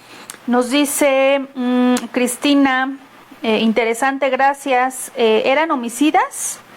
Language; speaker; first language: Spanish; native; Spanish